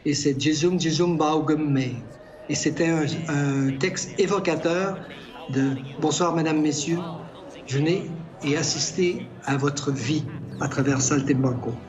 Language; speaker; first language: French; native; French